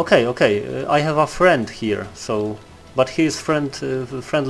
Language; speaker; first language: English; non-native, learner; Polish